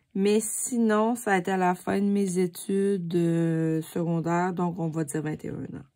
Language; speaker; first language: French; native; French